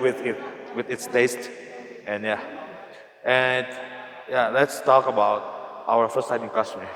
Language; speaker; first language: English; non-native, learner; Indonesian